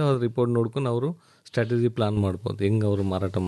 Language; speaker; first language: Kannada; non-native, learner; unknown